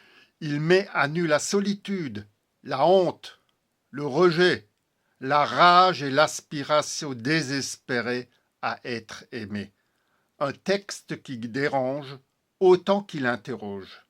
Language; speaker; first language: French; native; French